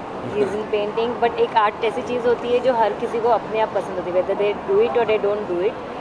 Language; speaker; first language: Hindi; native; Hindi